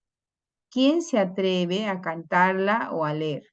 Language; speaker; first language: Spanish; native; Spanish